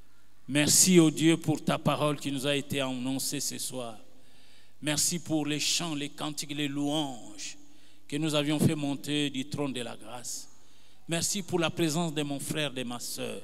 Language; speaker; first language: French; non-native, local second language; Lingala